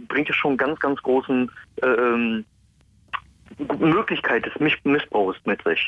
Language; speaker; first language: German; native; German